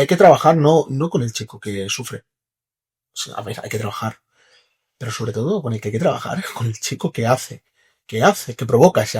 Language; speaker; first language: Spanish; native; Spanish